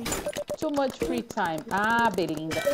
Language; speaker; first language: English; non-native, learner; Portuguese